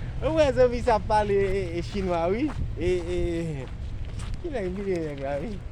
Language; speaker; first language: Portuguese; non-native, learner; Haitian Creole